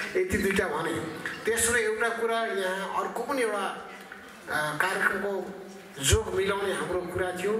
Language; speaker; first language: Nepali; native; Nepali